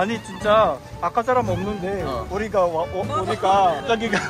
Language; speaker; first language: Korean; non-native, learner; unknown